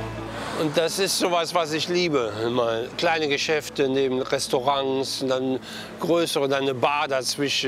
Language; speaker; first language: German; native; German